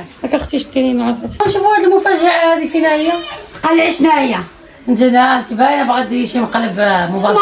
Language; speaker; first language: Arabic; native; Arabic